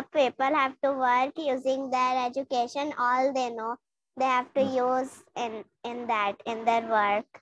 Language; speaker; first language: English; non-native, learner; Hindi